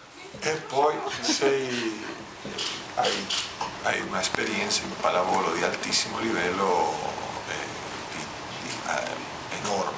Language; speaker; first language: Italian; non-native, fluent; Spanish